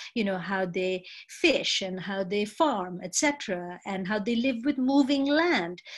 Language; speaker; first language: English; non-native, local second language; Bangla